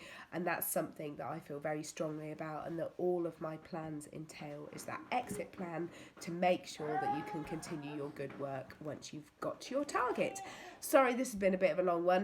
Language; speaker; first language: English; native; English